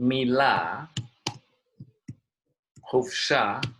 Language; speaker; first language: Hebrew; non-native, fluent; Indonesian